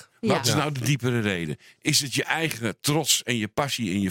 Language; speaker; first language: Dutch; native; Dutch